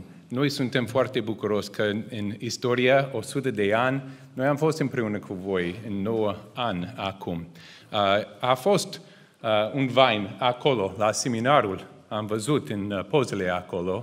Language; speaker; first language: Romanian; non-native, learner; English